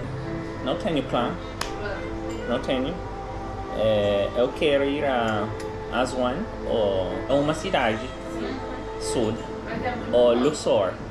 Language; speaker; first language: Portuguese; non-native, learner; Korean